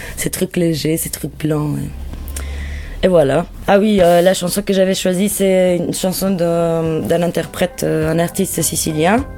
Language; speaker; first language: French; non-native, fluent; Italian